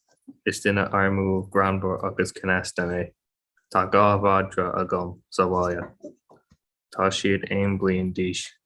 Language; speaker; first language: Irish; non-native, local second language; English